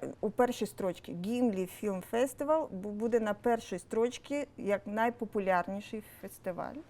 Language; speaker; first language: Ukrainian; non-native, local second language; Russian